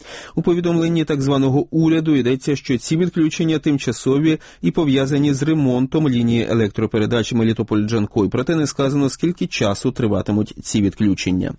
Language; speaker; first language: Ukrainian; native; Ukrainian